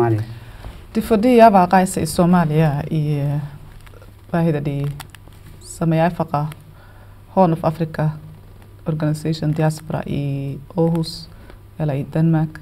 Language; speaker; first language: Danish; non-native, learner; Somali